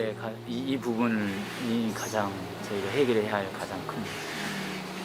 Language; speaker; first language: Korean; native; Korean